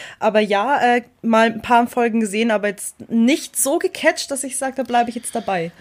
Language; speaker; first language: German; native; German